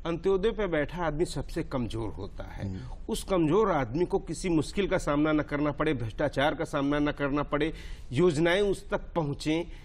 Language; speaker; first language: Hindi; native; Hindi